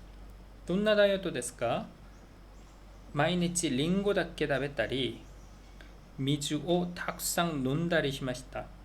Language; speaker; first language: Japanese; non-native, learner; Korean